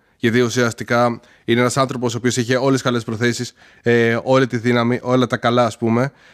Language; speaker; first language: Greek; early bilingual, heritage; Greek